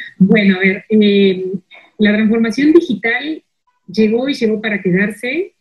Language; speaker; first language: Spanish; native; Spanish